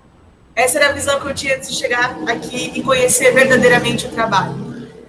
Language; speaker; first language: Portuguese; native; Portuguese